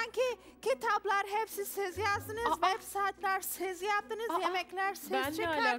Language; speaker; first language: Turkish; non-native, learner; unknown